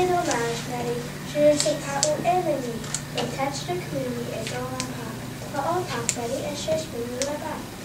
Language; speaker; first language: French; non-native, learner; English